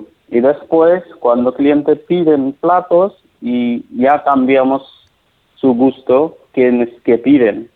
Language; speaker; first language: Spanish; non-native, learner; Nepali